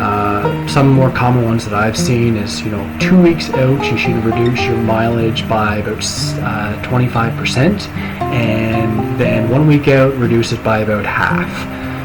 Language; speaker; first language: English; native; English